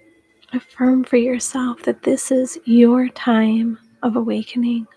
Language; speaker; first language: English; native; English